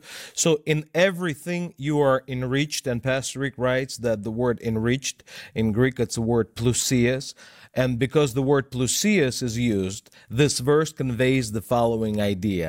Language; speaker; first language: English; non-native, fluent; Russian